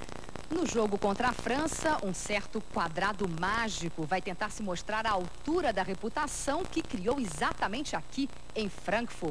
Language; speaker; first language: Portuguese; native; Portuguese